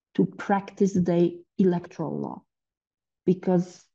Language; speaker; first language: English; non-native, fluent; Polish